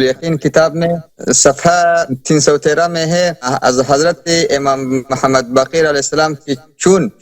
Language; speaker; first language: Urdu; non-native, learner; Persian